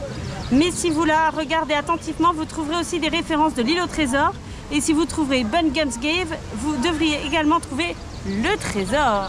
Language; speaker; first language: French; native; French